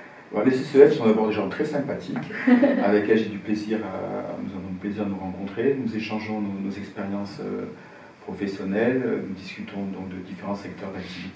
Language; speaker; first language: French; native; French